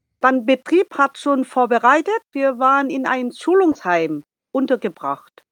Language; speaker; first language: German; non-native, learner; Vietnamese